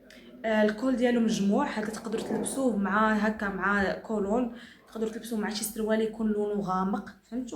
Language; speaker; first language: Arabic; native; Arabic